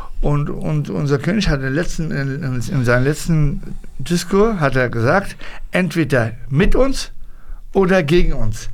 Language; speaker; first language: German; early bilingual, other home language; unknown